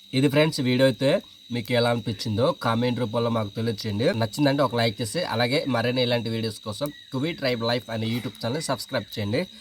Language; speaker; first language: Telugu; non-native, local second language; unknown